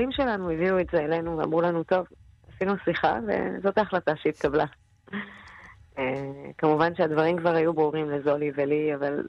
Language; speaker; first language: Hebrew; native; Hebrew